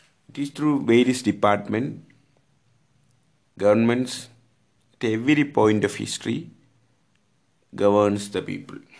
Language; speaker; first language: English; non-native, local second language; Malayalam